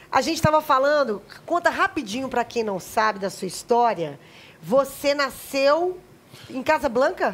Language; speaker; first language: Portuguese; native; Portuguese